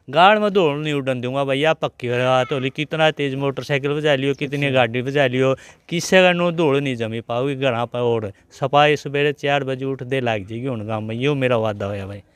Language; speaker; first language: Hindi; native; Hindi